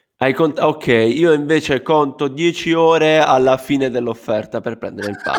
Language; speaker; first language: Italian; native; Italian